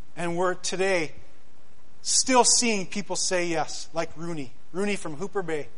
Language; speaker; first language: English; native; English